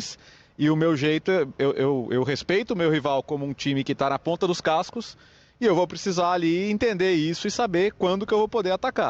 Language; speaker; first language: Portuguese; native; Portuguese